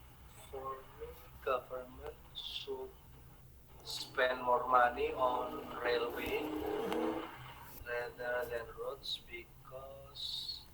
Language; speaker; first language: English; non-native, fluent; Indonesian